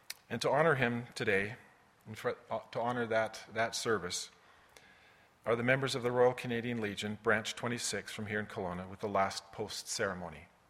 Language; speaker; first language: English; early bilingual, other home language; German